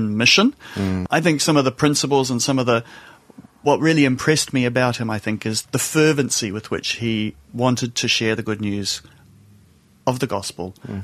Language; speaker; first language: English; native; English